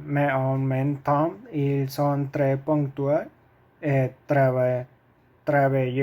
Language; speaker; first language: French; non-native, learner; Spanish